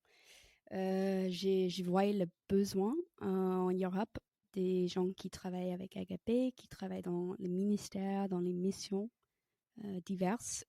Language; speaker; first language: French; non-native, fluent; English